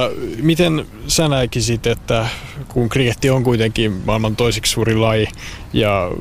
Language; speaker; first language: Finnish; native; Finnish